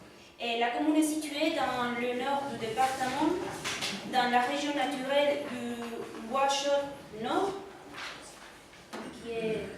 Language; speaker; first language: French; non-native, learner; Spanish